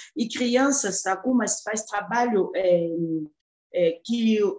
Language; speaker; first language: Portuguese; non-native, fluent; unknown